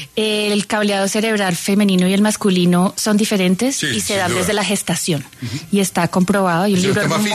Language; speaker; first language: Spanish; native; Spanish